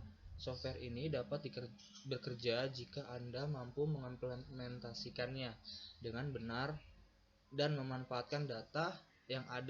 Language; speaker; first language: Indonesian; native; Indonesian